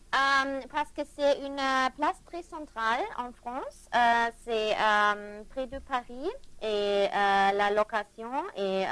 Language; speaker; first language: French; non-native, learner; German